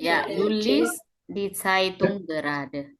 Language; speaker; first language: German; non-native, fluent; Indonesian